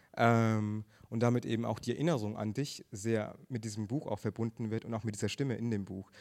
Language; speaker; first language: German; early bilingual, other home language; Tamil